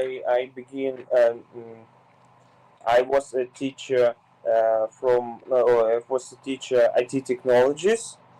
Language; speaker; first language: English; non-native, learner; Ukrainian